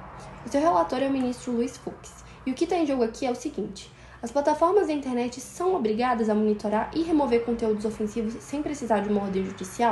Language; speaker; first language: Portuguese; native; Portuguese